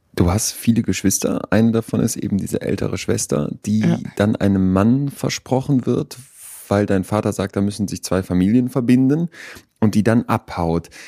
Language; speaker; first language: German; native; German